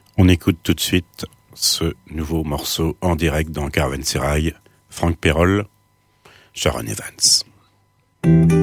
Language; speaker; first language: French; native; French